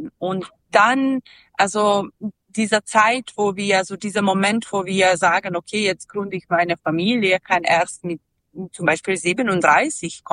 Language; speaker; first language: German; non-native, fluent; Serbian